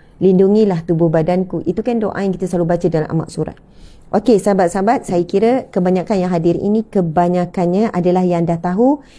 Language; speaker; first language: Malay; native; Malay